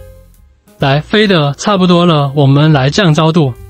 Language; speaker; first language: Chinese; native; Chinese